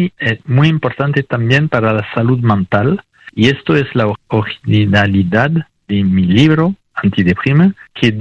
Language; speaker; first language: Spanish; non-native, fluent; French